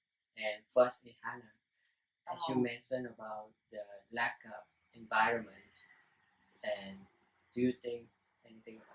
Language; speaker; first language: English; non-native, learner; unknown